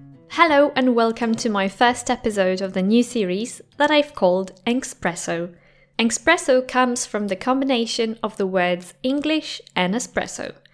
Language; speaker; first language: English; non-native, fluent; Polish